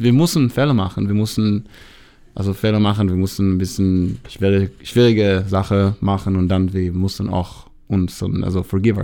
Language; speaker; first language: German; non-native, learner; Hebrew